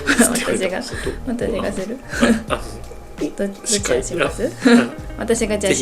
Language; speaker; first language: Japanese; native; Japanese